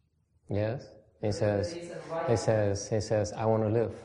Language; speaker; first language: English; non-native, fluent; Vietnamese